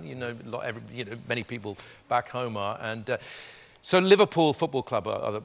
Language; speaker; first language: English; native; English